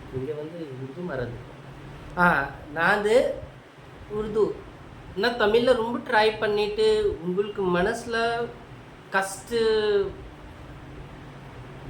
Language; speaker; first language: Tamil; non-native, local second language; Urdu